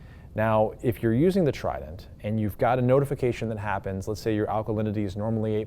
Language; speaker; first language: English; native; English